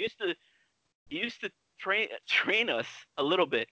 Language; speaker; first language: English; native; English